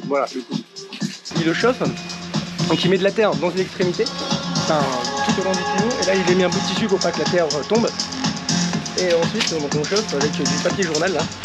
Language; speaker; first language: French; native; French